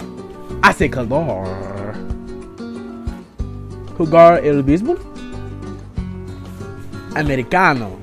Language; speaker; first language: Spanish; non-native, learner; English